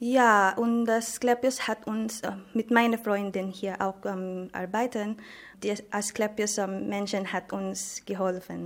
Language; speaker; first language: German; non-native, learner; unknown